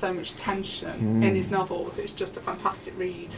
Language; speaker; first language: English; native; English